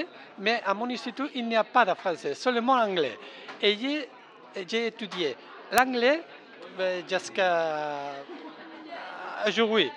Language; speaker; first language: French; non-native, learner; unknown